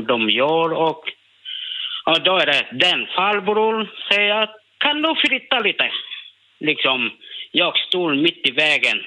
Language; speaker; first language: Swedish; non-native, learner; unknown